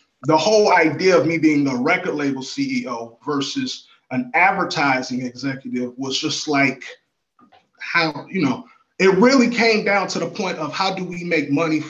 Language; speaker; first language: English; native; English